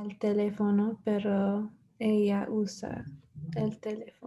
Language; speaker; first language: Spanish; non-native, learner; English